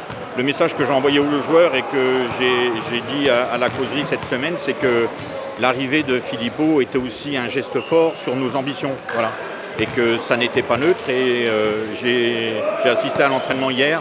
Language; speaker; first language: French; native; French